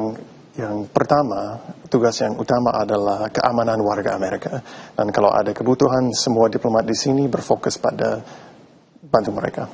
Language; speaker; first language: Indonesian; non-native, fluent; English